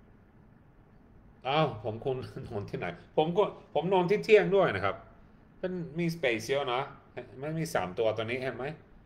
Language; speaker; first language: Thai; non-native, learner; Swedish